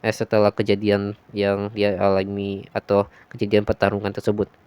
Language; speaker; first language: Indonesian; native; Indonesian